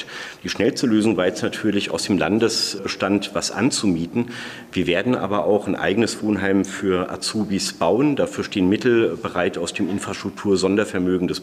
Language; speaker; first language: German; native; German